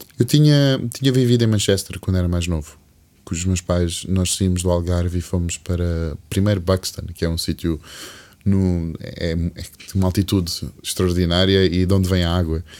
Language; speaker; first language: Portuguese; early bilingual, other home language; English